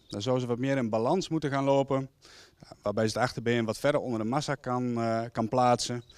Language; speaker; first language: Dutch; native; Dutch